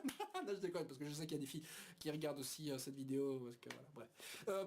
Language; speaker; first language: French; native; French